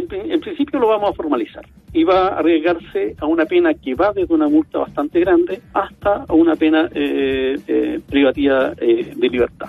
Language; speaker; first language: Spanish; native; Spanish